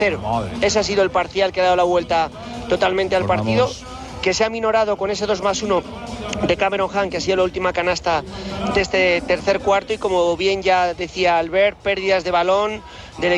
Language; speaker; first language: Spanish; native; Spanish